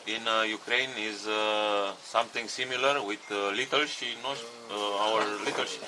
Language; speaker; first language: English; non-native, learner; Romanian